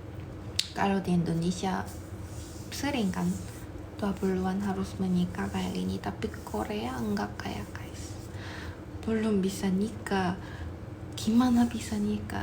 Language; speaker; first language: Indonesian; non-native, fluent; Korean